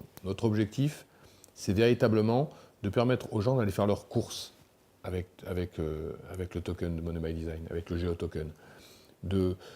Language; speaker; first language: French; native; French